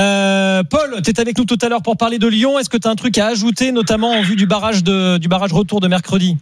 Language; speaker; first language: French; native; French